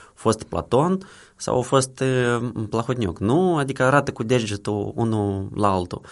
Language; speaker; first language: Romanian; native; Romanian